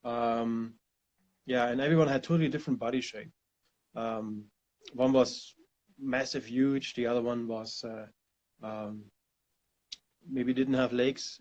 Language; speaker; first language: English; non-native, fluent; German